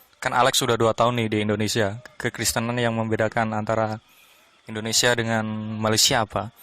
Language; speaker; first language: Indonesian; native; Indonesian